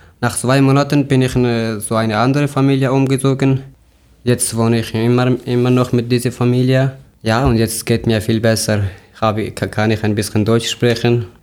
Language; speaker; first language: German; non-native, learner; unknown